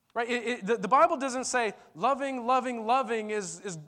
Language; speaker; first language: English; early bilingual, other home language; Turkish